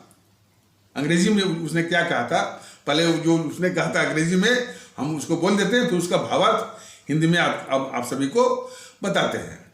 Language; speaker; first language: Hindi; native; Hindi